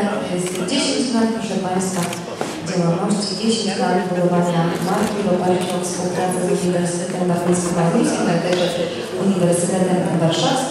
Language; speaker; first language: Polish; native; Polish